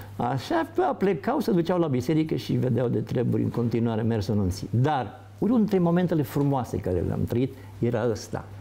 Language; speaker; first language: Romanian; native; Romanian